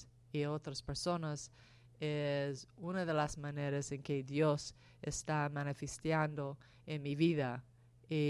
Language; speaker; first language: Spanish; non-native, fluent; English